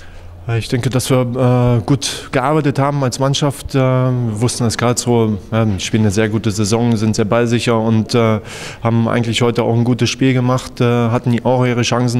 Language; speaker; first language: German; native; German